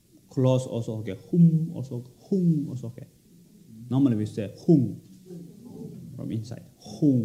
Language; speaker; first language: English; non-native, local second language; Tibetan